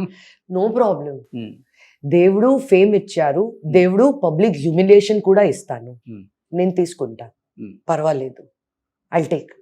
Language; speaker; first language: Telugu; non-native, local second language; Hindi